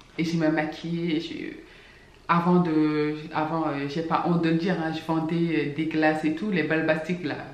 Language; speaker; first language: French; non-native, local second language; Fula